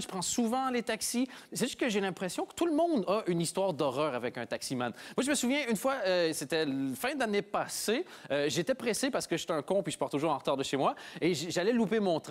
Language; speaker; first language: French; native; French